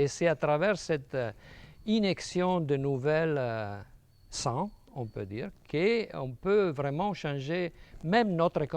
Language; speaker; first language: French; non-native, fluent; Italian